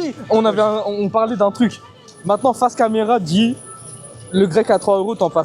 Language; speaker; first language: French; native; French